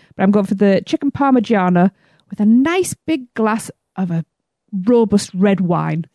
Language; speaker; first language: English; native; English